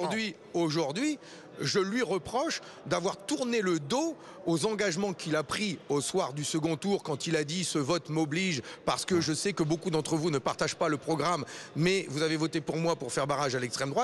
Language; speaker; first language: French; native; French